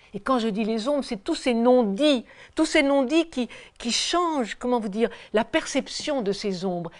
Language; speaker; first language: French; native; French